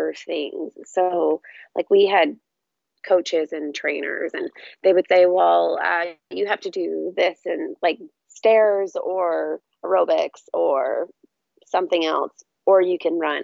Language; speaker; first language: English; native; English